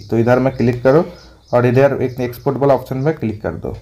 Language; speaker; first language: Hindi; non-native, local second language; Bangla